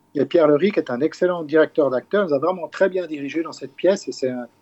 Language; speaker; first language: French; native; French